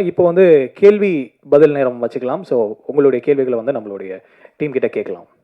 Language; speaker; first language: Tamil; native; Tamil